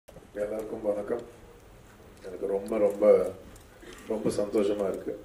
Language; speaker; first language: Tamil; non-native, local second language; Telugu